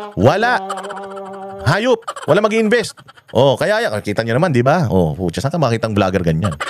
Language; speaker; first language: Filipino; native; Filipino